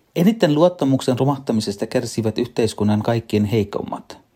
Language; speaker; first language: Finnish; non-native, fluent; Sinhala